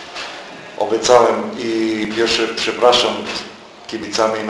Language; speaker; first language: Polish; non-native, fluent; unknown